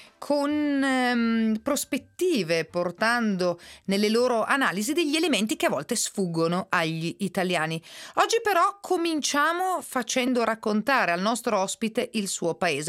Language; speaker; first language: Italian; native; Italian